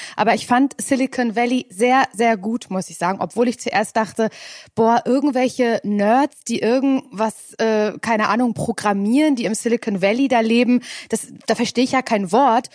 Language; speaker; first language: German; native; German